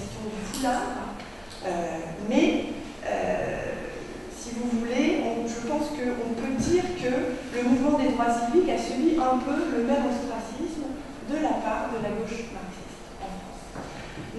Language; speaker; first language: French; native; French